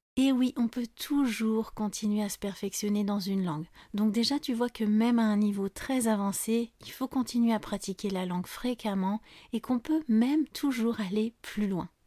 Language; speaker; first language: French; native; French